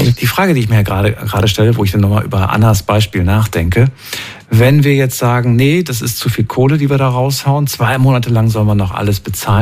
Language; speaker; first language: German; native; German